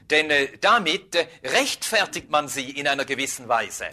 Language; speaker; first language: German; native; German